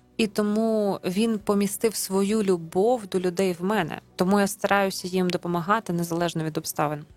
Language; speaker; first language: Ukrainian; native; Ukrainian